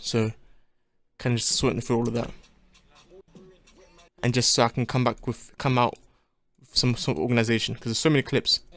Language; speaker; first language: English; native; English